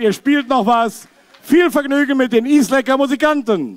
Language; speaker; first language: German; native; German